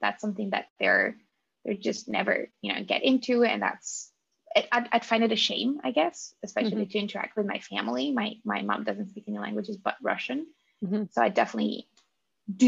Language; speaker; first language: English; non-native, fluent; Russian